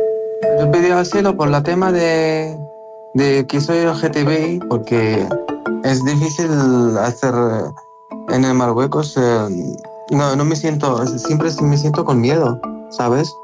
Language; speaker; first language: Spanish; non-native, learner; Arabic